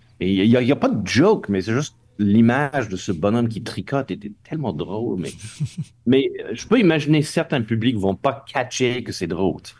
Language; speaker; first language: French; non-native, local second language; English